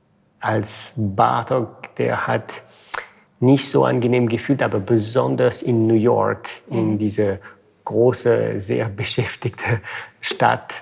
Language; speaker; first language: German; non-native, fluent; French